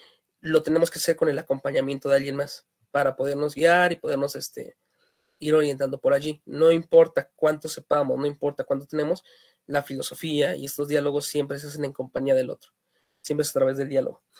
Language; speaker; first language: Spanish; native; Spanish